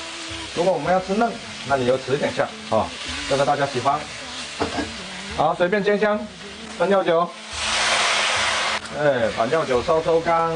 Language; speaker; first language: Chinese; native; Chinese